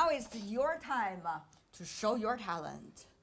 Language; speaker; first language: English; non-native, fluent; Chinese